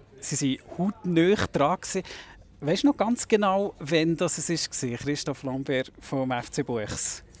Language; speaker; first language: German; native; German